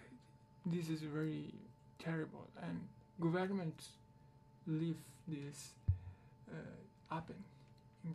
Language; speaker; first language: English; non-native, learner; Italian